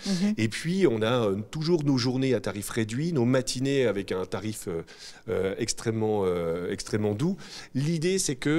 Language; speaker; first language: French; native; French